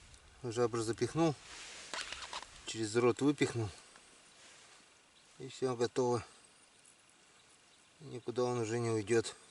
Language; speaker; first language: Russian; native; Russian